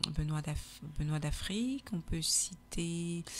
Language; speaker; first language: French; native; French